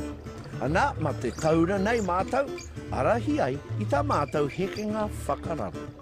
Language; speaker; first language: Māori; non-native, local second language; English